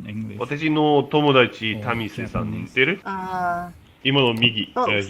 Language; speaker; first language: Japanese; non-native, learner; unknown